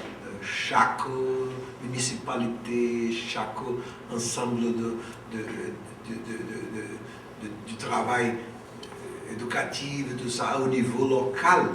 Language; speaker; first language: French; non-native, local second language; Portuguese